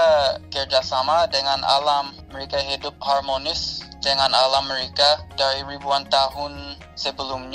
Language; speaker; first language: Indonesian; non-native, fluent; English